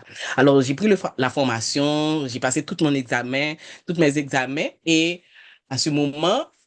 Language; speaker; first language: French; non-native, local second language; Haitian Creole